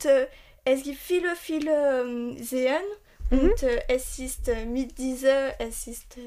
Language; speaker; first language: German; non-native, learner; French